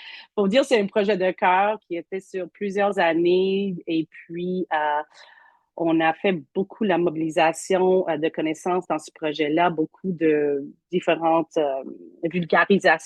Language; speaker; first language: French; native; French